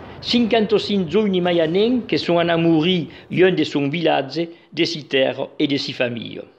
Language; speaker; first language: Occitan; native; Occitan